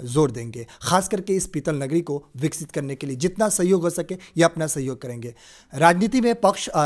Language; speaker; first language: Hindi; native; Hindi